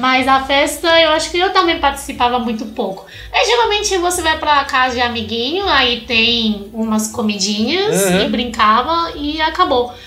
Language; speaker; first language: Portuguese; non-native, fluent; Chinese